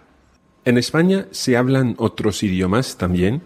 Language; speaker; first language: Spanish; non-native, fluent; English